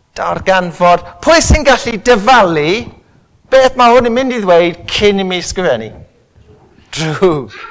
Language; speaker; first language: Welsh; non-native, local second language; English